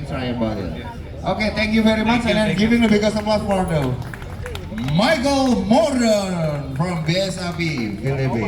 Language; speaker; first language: English; non-native, learner; Indonesian